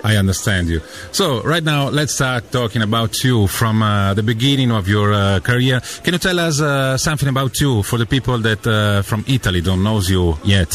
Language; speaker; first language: English; non-native, fluent; Italian